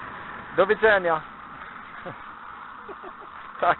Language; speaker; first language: Polish; non-native, learner; Slovenian